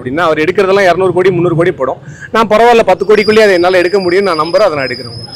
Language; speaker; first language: Tamil; native; Tamil